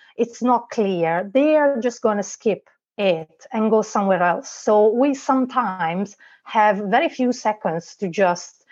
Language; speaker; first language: English; non-native, fluent; Italian